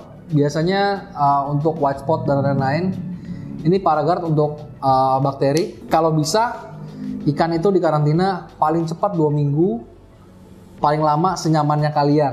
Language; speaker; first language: Indonesian; native; Indonesian